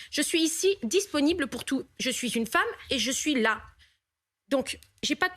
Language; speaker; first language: French; native; French